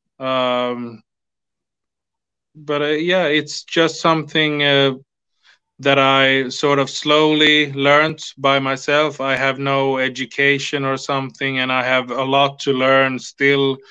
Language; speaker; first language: English; non-native, fluent; Swedish